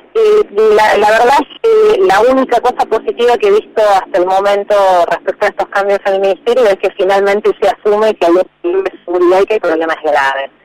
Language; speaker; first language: Spanish; native; Spanish